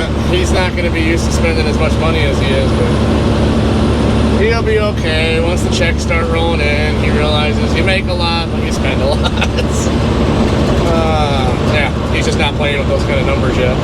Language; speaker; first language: English; native; English